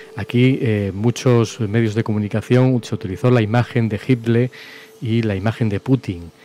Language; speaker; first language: Spanish; native; Spanish